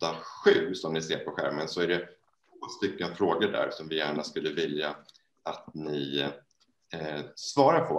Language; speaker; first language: Swedish; native; Swedish